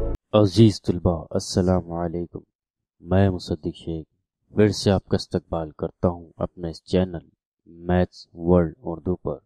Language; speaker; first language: Urdu; native; Urdu